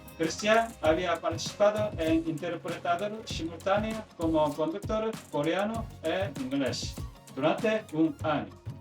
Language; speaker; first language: Spanish; non-native, learner; Korean